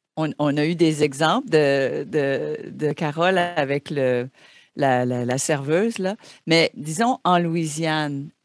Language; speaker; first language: French; native; French